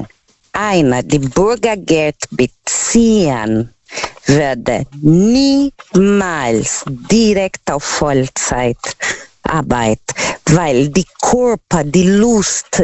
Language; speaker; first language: German; non-native, learner; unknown